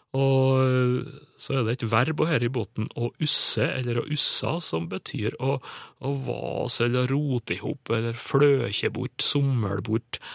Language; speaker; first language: Norwegian; native; Norwegian